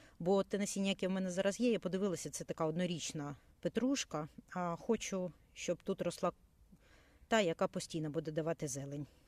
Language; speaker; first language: Ukrainian; native; Ukrainian